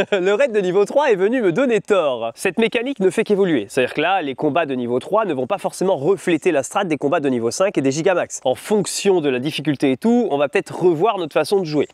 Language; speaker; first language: French; native; French